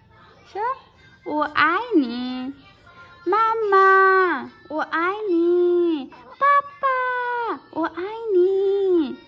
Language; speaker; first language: Chinese; non-native, learner; Nepali